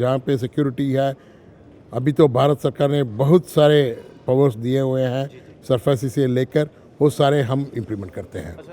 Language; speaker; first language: Hindi; non-native, local second language; Tamil